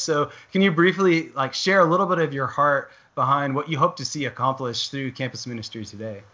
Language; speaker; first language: English; native; English